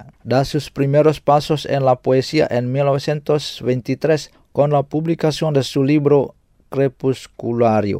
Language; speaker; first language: Spanish; non-native, fluent; Indonesian